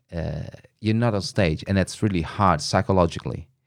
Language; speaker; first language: English; non-native, fluent; Italian